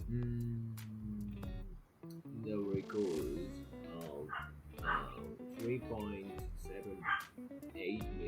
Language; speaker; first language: English; non-native, fluent; Japanese